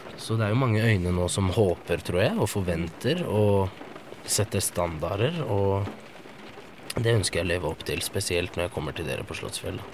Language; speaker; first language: Norwegian; early bilingual, other home language; Arabic